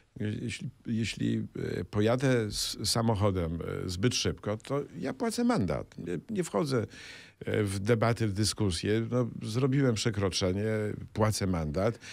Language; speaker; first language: Polish; native; Polish